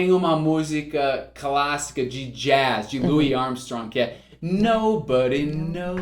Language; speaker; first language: Portuguese; non-native, fluent; English